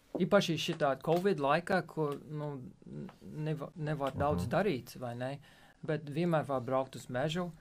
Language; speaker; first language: Latvian; non-native, fluent; English